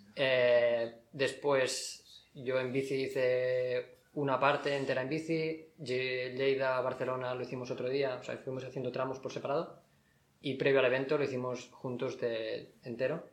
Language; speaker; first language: Spanish; native; Spanish